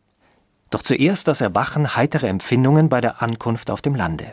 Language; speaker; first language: German; native; German